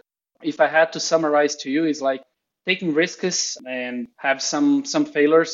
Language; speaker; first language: English; non-native, fluent; Portuguese